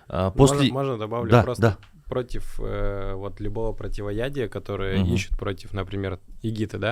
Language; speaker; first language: Russian; native; Russian